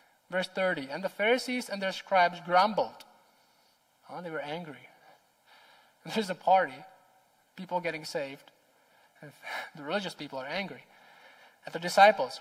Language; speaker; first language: English; non-native, fluent; Czech